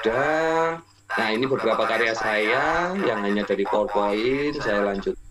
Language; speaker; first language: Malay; non-native, local second language; Javanese